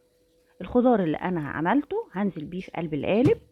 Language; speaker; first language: Arabic; native; Arabic